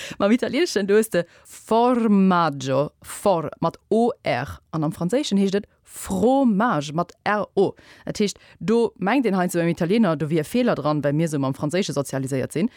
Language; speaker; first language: Luxembourgish; native; Luxembourgish